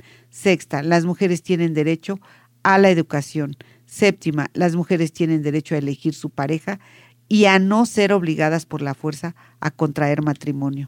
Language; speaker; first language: Spanish; native; Spanish